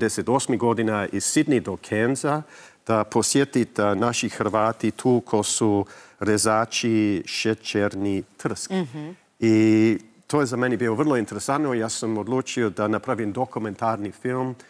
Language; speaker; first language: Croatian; early bilingual, heritage; English